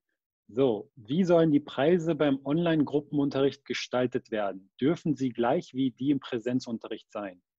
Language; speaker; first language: German; native; German